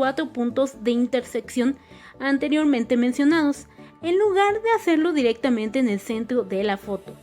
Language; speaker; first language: Spanish; native; Spanish